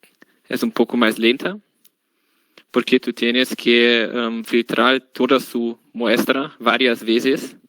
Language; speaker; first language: Spanish; non-native, learner; German